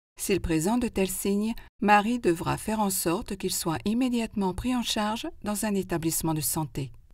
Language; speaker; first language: French; native; French